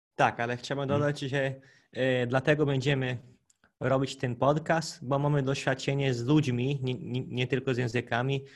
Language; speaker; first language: Polish; non-native, fluent; Portuguese